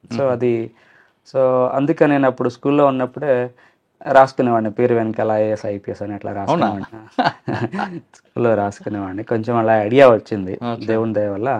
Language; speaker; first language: Telugu; non-native, local second language; Lambadi